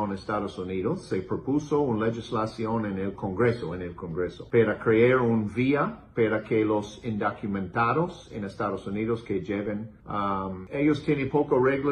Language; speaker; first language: Spanish; non-native, learner; English